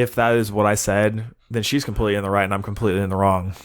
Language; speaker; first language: English; native; English